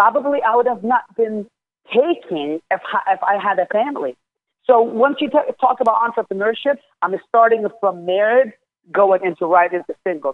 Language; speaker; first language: English; non-native, fluent; Arabic